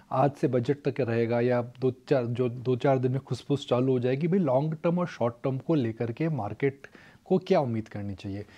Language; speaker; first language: Hindi; native; Hindi